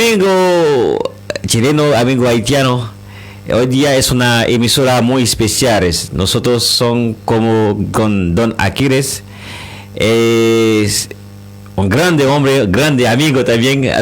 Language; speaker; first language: Spanish; non-native, learner; Haitian Creole